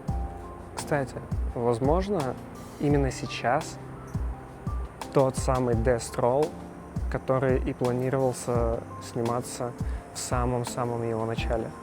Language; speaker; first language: Russian; native; Russian